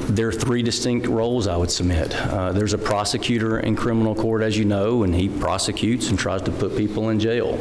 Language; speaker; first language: English; native; English